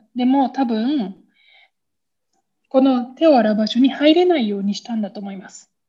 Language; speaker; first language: Japanese; native; Japanese